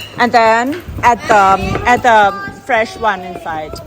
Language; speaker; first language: English; non-native, learner; Thai